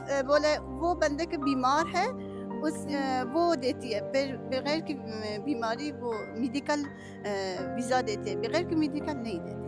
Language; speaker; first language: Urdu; non-native, learner; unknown